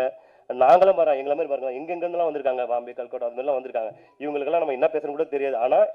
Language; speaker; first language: Tamil; native; Tamil